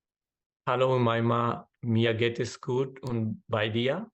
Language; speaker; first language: German; non-native, learner; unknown